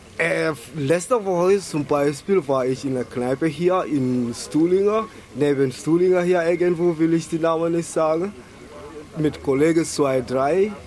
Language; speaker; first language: German; non-native, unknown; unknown